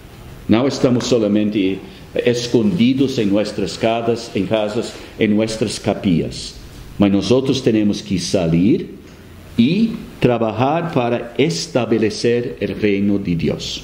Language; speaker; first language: Spanish; non-native, fluent; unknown